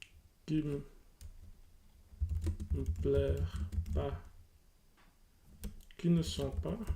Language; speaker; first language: French; non-native, learner; English